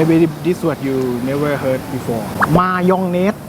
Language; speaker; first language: English; non-native, learner; Thai